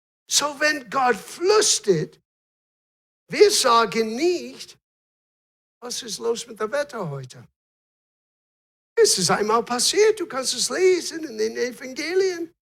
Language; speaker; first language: German; non-native, fluent; English